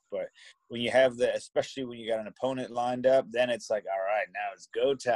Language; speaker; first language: English; native; English